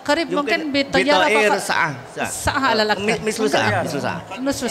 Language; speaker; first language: Arabic; non-native, fluent; Indonesian